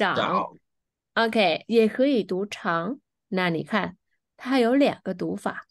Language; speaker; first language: Chinese; non-native, fluent; Vietnamese